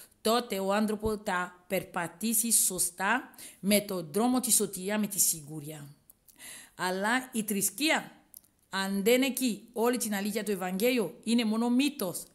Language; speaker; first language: Greek; non-native, learner; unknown